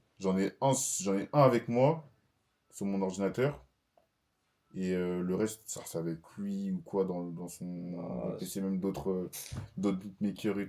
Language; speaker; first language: French; native; French